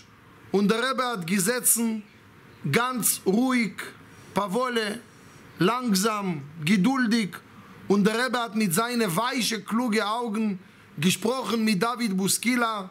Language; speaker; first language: German; non-native, fluent; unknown